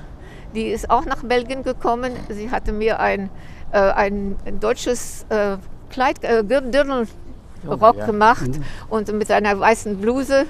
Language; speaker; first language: German; early bilingual, heritage; German